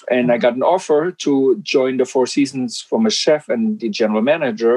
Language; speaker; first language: English; non-native, fluent; German